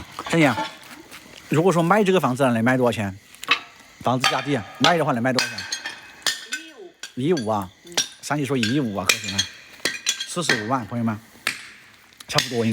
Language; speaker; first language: Chinese; native; Chinese